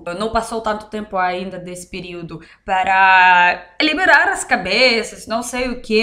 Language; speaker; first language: Portuguese; non-native, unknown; Russian